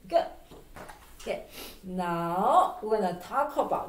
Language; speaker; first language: English; non-native, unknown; Korean